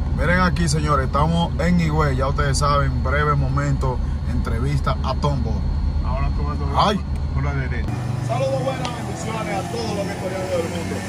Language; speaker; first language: Spanish; native; Spanish